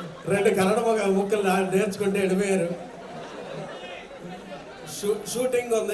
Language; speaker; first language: Telugu; native; Telugu